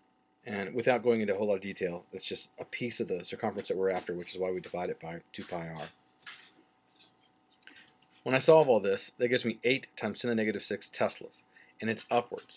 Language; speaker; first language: English; native; English